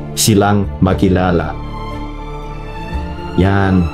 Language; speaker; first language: Filipino; non-native, learner; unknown